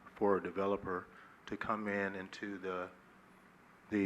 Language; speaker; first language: English; native; English